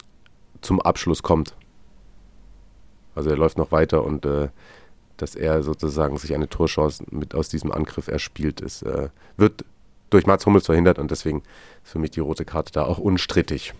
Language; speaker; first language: German; native; German